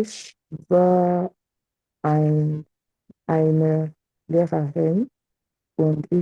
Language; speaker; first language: German; non-native, learner; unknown